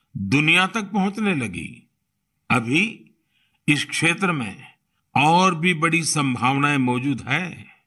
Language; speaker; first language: Hindi; non-native, local second language; Gujarati